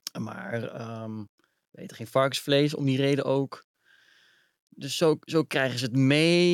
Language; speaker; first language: Dutch; early bilingual, other home language; Arabic